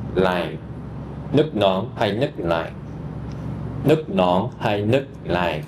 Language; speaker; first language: Vietnamese; non-native, learner; English